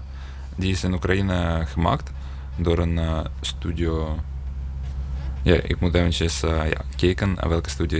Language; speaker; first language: Dutch; non-native, fluent; Ukrainian